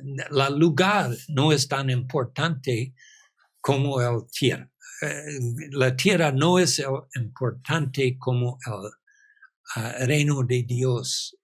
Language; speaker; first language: Spanish; non-native, fluent; English